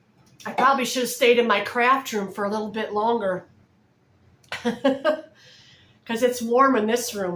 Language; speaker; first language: English; native; English